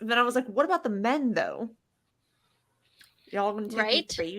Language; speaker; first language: English; native; English